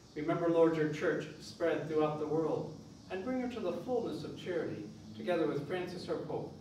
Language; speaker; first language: English; native; English